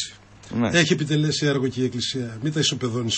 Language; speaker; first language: Greek; native; Greek